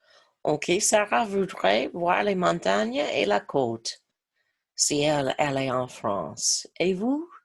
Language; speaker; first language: French; non-native, fluent; English